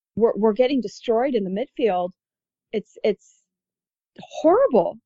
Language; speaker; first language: English; native; English